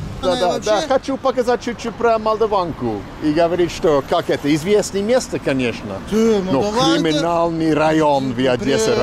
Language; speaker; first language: Russian; non-native, learner; English